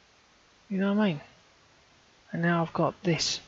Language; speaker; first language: English; native; English